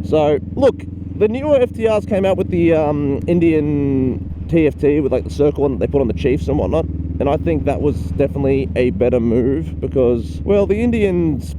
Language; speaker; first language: English; native; English